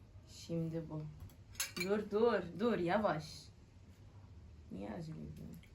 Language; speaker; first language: Turkish; non-native, learner; Arabic